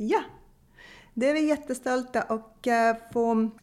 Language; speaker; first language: Swedish; non-native, fluent; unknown